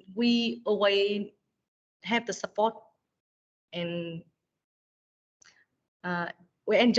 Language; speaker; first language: English; non-native, learner; Vietnamese